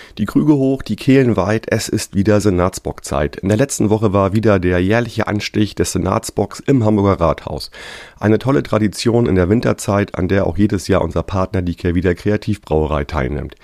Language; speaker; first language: German; native; German